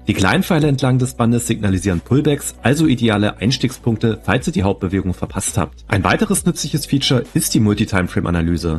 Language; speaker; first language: German; native; German